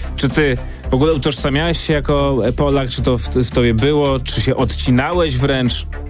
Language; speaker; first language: Polish; native; Polish